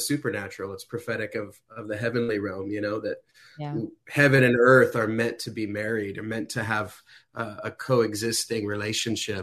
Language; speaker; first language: English; native; English